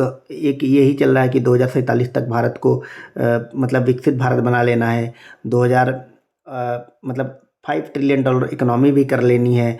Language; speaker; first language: Hindi; native; Hindi